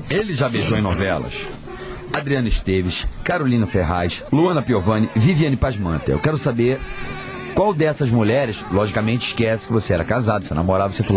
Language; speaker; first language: Portuguese; native; Portuguese